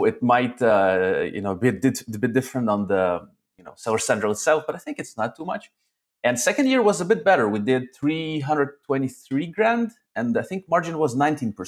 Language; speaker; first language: English; early bilingual, other home language; Russian